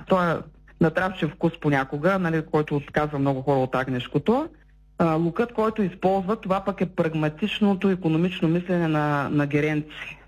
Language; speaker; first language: Bulgarian; native; Bulgarian